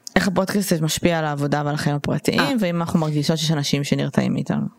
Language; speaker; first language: Hebrew; non-native, local second language; Russian